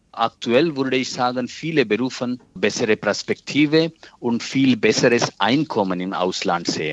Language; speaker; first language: German; non-native, fluent; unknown